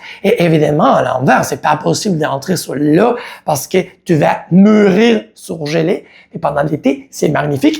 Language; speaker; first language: French; non-native, learner; Spanish